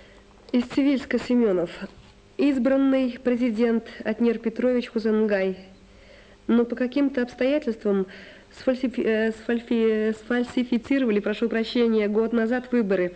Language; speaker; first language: Russian; native; Russian